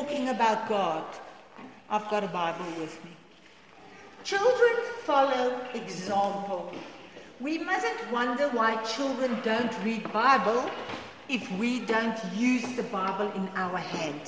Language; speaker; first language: English; non-native, local second language; Afrikaans